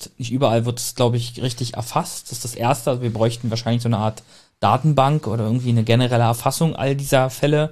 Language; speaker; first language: German; native; German